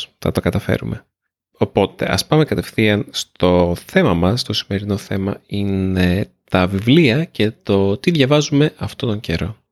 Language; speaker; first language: Greek; native; Greek